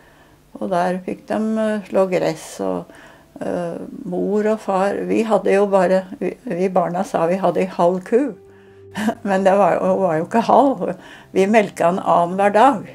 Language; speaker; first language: Norwegian; native; Norwegian